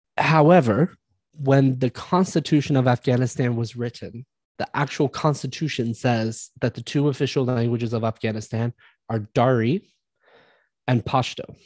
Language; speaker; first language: English; native; English